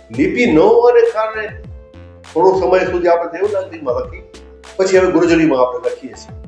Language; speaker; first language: Gujarati; non-native, local second language; Kachhi